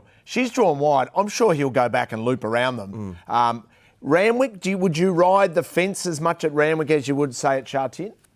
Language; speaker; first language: English; native; English